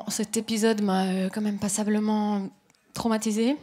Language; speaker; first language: French; native; French